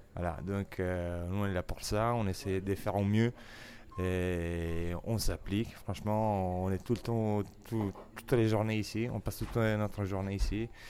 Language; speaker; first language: French; non-native, fluent; Italian